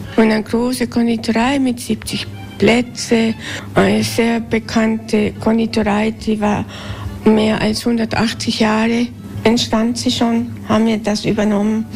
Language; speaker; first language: German; early bilingual, heritage; Spanish